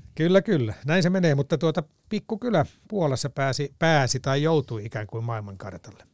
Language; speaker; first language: Finnish; native; Finnish